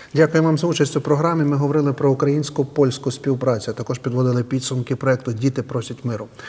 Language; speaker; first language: Ukrainian; native; Ukrainian